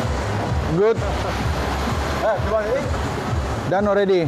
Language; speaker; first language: English; non-native, learner; Indonesian